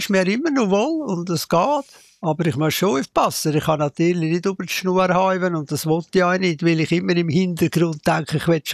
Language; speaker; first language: Swiss German; native; Swiss German